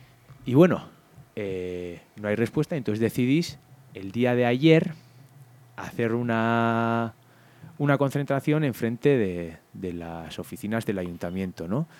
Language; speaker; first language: Spanish; native; Spanish